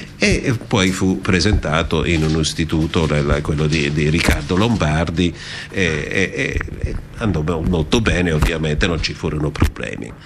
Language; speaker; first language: Italian; early bilingual, heritage; Italian